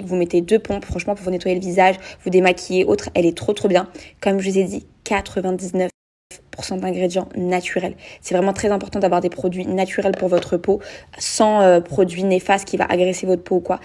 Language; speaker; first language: French; native; French